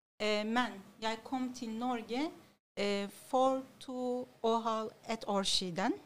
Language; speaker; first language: Norwegian; non-native, learner; Turkish